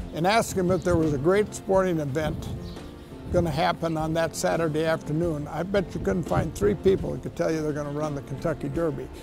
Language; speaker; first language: English; native; English